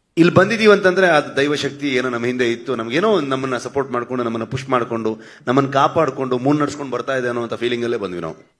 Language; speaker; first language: Kannada; native; Kannada